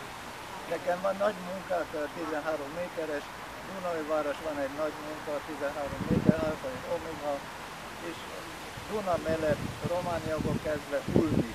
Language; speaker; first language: Hungarian; early bilingual, heritage; Hungarian